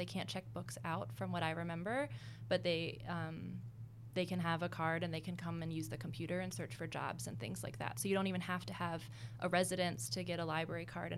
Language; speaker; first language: English; native; English